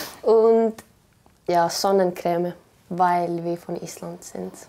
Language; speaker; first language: German; non-native, learner; Icelandic